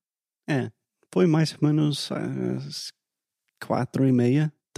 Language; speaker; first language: Portuguese; non-native, fluent; English